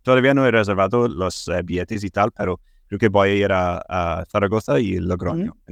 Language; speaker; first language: Spanish; non-native, fluent; English